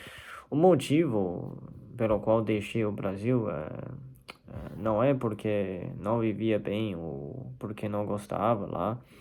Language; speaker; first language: Portuguese; non-native, fluent; Chinese